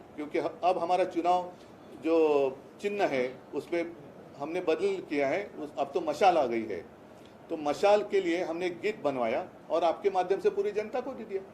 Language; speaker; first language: Hindi; non-native, local second language; Marathi